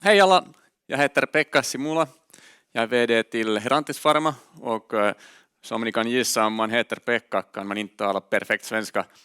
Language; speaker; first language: Swedish; non-native, local second language; Finnish